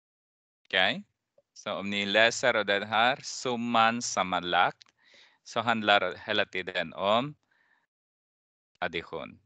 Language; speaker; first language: Swedish; non-native, fluent; Persian